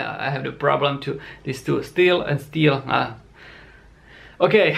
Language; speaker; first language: English; non-native, fluent; Czech